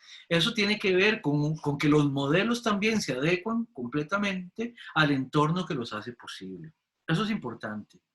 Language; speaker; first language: Spanish; native; Spanish